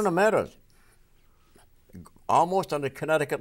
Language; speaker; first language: English; native; English